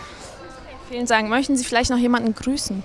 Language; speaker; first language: German; native; German